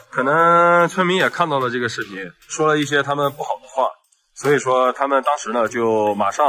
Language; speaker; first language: Chinese; native; Chinese